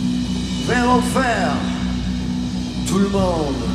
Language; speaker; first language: French; non-native, learner; English